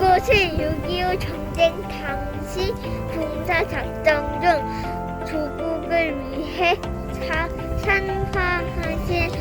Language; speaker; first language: Korean; native; Korean